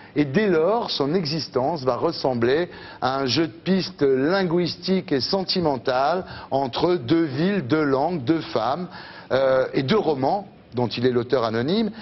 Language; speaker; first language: French; native; French